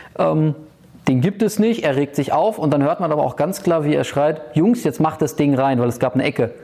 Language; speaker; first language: German; native; German